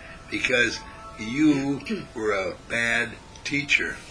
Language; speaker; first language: English; native; English